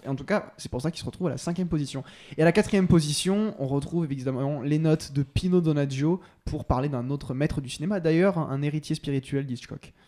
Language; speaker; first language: French; native; French